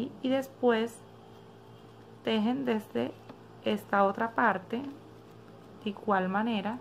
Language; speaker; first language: Spanish; native; Spanish